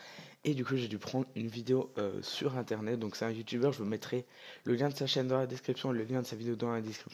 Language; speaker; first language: French; native; French